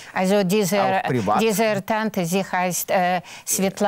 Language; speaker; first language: German; non-native, fluent; Russian